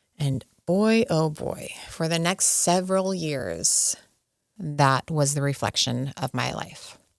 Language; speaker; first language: English; native; English